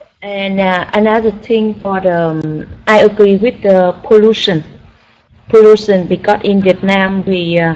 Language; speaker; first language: English; non-native, learner; Vietnamese